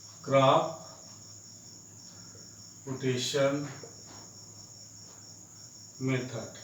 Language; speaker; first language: English; non-native, local second language; Hindi